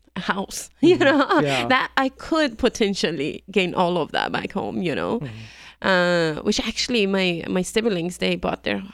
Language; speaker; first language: English; non-native, fluent; Persian